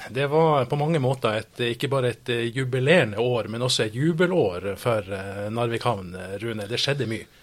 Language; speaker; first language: Norwegian; native; Norwegian